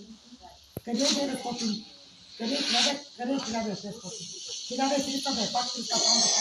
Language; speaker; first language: Bulgarian; non-native, local second language; Turkish